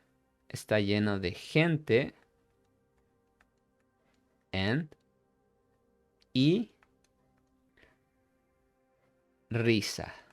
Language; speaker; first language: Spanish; non-native, fluent; English